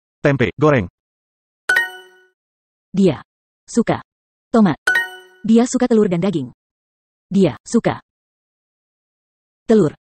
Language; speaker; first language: Indonesian; non-native, learner; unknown